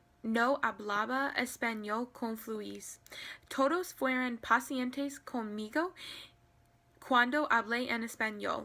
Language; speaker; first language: Spanish; non-native, learner; English